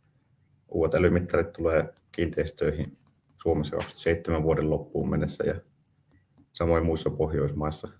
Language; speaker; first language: Finnish; native; Finnish